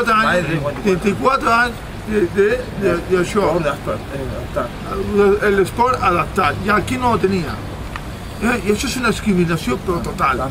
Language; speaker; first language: Catalan; non-native, local second language; Spanish